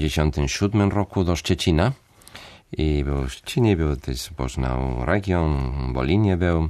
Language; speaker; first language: Polish; non-native, fluent; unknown